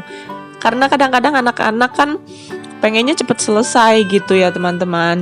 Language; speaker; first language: Indonesian; native; Indonesian